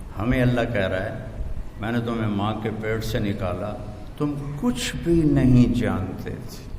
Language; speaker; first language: Urdu; non-native, local second language; Punjabi